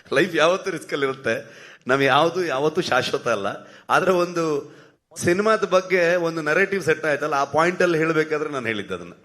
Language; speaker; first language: Kannada; native; Kannada